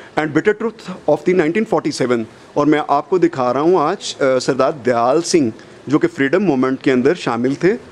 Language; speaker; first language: Urdu; non-native, local second language; Punjabi